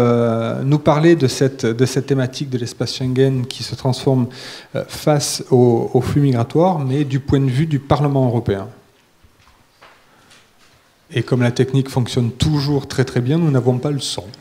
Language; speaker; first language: French; native; French